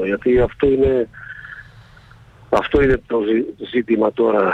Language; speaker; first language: Greek; non-native, fluent; Slovak